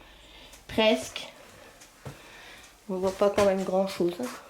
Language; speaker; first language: French; native; French